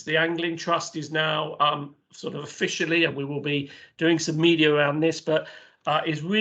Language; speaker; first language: English; native; English